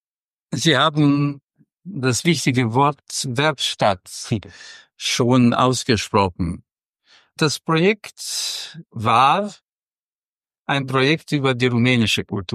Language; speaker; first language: German; non-native, fluent; Romanian